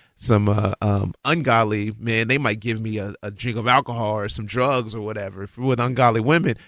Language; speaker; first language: English; native; English